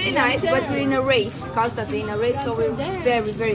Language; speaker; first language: English; non-native, fluent; Romanian